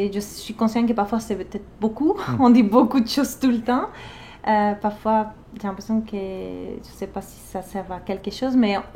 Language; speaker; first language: French; non-native, fluent; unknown